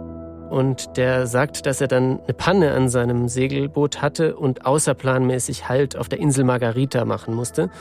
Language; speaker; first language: German; native; German